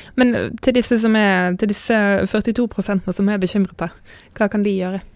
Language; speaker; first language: Norwegian; native; Norwegian